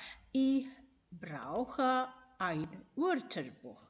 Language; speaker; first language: German; non-native, fluent; Indonesian